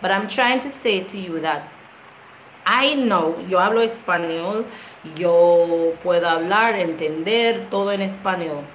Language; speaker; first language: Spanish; non-native, fluent; English